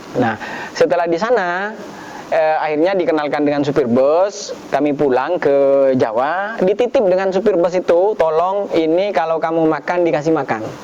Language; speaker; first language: Indonesian; non-native, local second language; Madurese